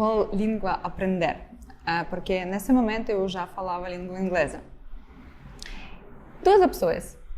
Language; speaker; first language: Portuguese; non-native, fluent; Ukrainian